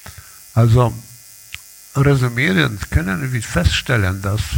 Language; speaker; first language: German; non-native, learner; Polish